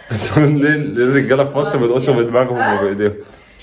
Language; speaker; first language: Arabic; native; Arabic